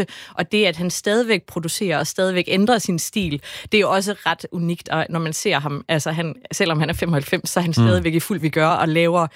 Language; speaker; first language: Danish; native; Danish